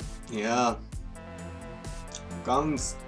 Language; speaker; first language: German; non-native, local second language; Swiss German